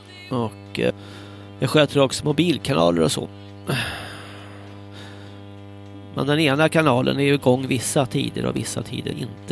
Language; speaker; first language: Swedish; native; Swedish